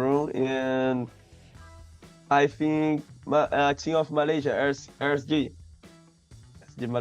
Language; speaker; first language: English; non-native, learner; Portuguese